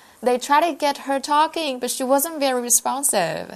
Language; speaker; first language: English; non-native, fluent; Chinese